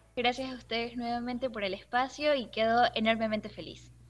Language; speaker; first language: Spanish; native; Spanish